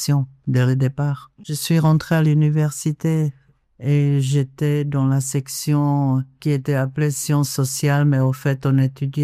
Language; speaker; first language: French; non-native, fluent; Czech